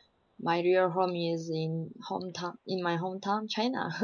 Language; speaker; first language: English; non-native, learner; Chinese